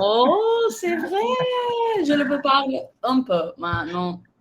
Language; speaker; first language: French; non-native, learner; Spanish